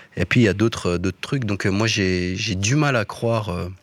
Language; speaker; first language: French; native; French